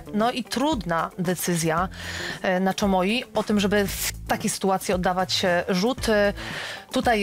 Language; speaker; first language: Polish; native; Polish